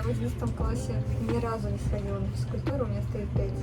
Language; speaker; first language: Russian; native; Russian